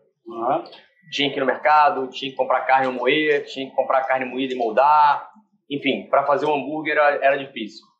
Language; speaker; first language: Portuguese; native; Portuguese